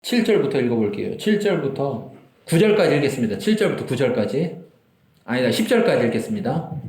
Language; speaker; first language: Korean; native; Korean